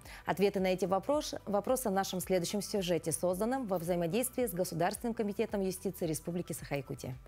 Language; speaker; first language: Russian; native; Russian